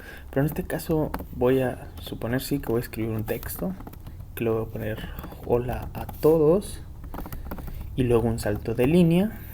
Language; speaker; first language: Spanish; native; Spanish